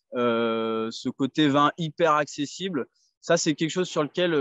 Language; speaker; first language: French; native; French